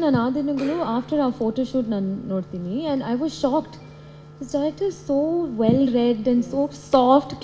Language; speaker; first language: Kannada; non-native, learner; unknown